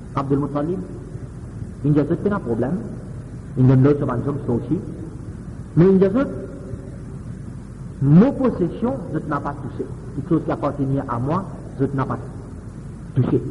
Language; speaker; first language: French; non-native, local second language; Morisyen